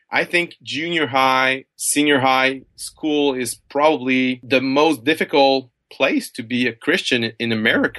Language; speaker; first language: English; non-native, fluent; French